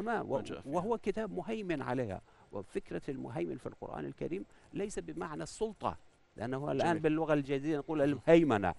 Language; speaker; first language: Arabic; non-native, fluent; Persian